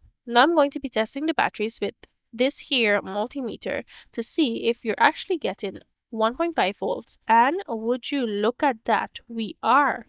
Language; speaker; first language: English; native; English